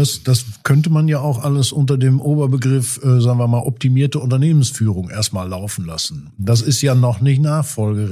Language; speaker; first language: German; native; German